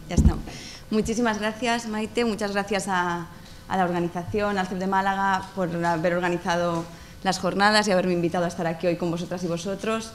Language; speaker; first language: Spanish; native; Spanish